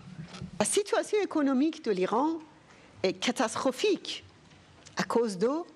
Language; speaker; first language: French; non-native, fluent; Persian